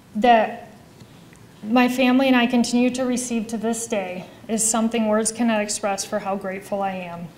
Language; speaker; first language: English; native; English